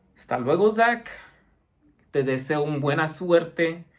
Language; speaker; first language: Spanish; early bilingual, heritage; Spanish